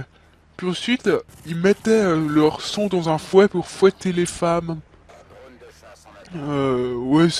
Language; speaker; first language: French; native; French